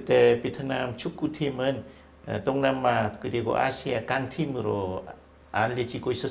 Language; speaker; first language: Korean; non-native, fluent; Vietnamese